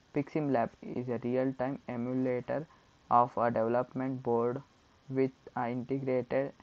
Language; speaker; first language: English; non-native, local second language; Kannada